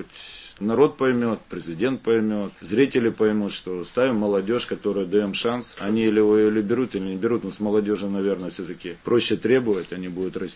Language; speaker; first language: Russian; native; Russian